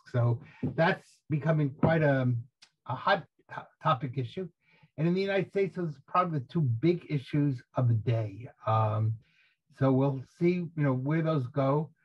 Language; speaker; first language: English; native; English